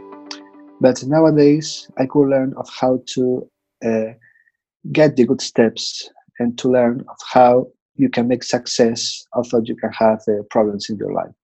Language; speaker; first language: English; non-native, fluent; Spanish